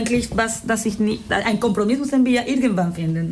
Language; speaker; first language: German; non-native, fluent; Spanish